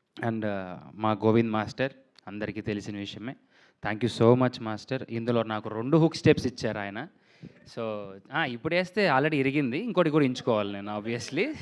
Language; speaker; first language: Telugu; native; Telugu